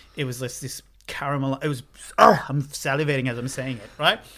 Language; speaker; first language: English; non-native, local second language; Sinhala